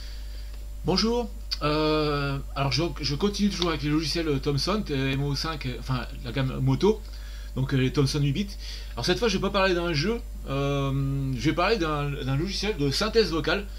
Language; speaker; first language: French; native; French